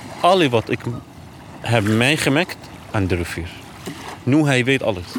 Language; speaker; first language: Dutch; non-native, learner; Arabic